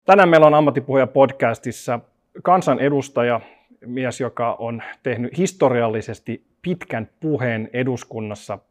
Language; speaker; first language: Finnish; non-native, local second language; Swedish